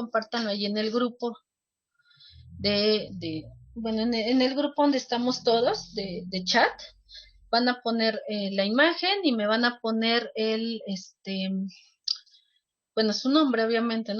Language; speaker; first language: Spanish; native; Spanish